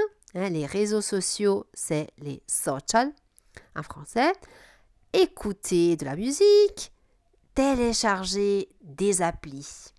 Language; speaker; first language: French; non-native, fluent; Italian